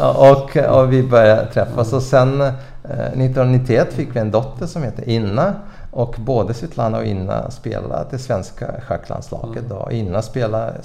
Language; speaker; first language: Swedish; non-native, fluent; Russian